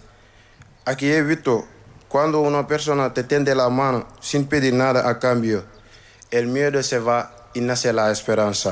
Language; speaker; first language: Spanish; non-native, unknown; Wolof